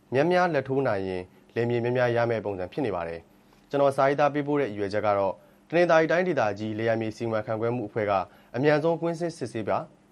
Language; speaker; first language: Burmese; native; Burmese